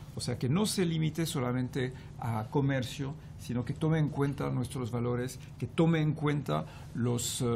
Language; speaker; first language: Spanish; non-native, fluent; French